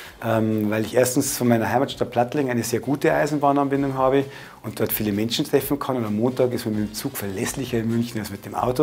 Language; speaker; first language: German; native; German